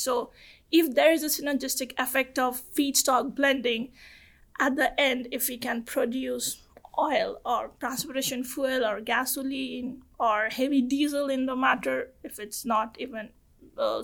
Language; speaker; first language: English; non-native, local second language; Bangla